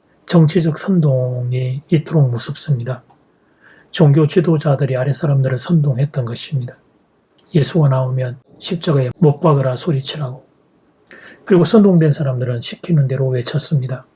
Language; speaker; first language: Korean; native; Korean